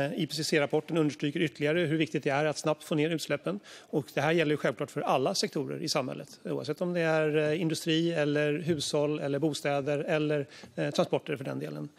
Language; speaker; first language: Swedish; native; Swedish